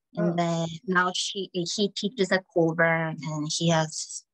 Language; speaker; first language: English; non-native, fluent; Korean